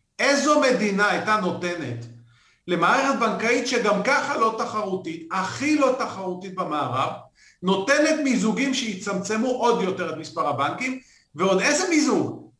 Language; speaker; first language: Hebrew; native; Hebrew